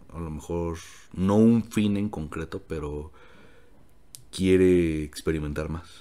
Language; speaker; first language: Spanish; native; Spanish